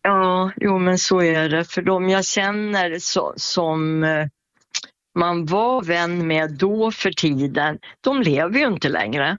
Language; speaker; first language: Swedish; native; Swedish